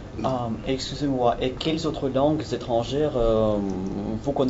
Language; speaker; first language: French; non-native, learner; Russian